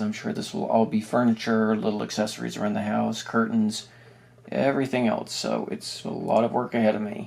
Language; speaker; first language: English; native; English